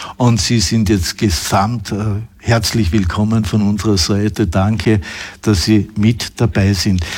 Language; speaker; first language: German; native; German